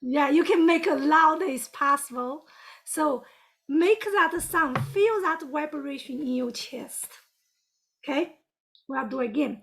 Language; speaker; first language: English; non-native, fluent; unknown